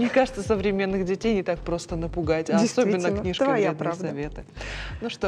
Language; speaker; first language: Russian; native; Russian